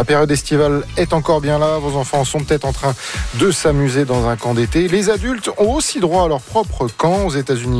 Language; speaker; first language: French; native; French